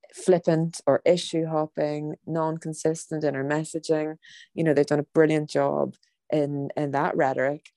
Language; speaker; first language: English; native; English